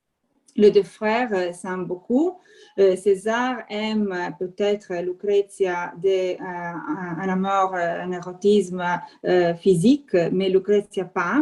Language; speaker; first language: French; non-native, fluent; Italian